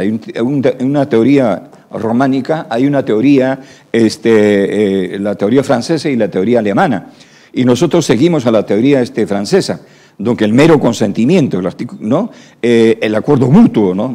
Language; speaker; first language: Spanish; native; Spanish